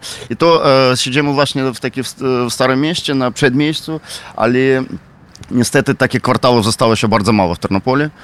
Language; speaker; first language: Polish; non-native, fluent; Ukrainian